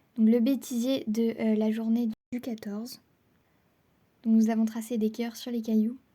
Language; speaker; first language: French; native; French